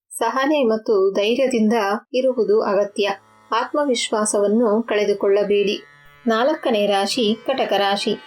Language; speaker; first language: Kannada; native; Kannada